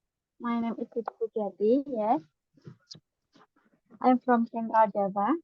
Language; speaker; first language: English; non-native, learner; Indonesian